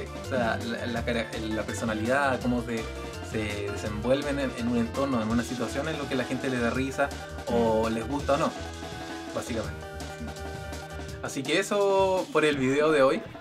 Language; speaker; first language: Spanish; native; Spanish